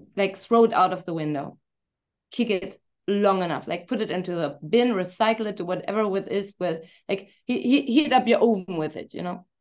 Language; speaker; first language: English; non-native, fluent; German